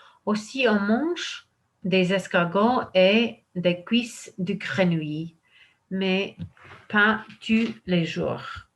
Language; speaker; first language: French; non-native, fluent; English